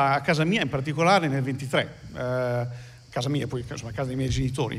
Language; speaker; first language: Italian; native; Italian